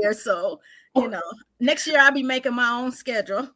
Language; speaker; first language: English; native; English